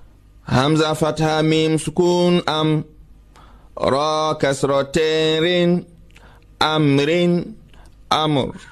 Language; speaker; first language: Arabic; non-native, fluent; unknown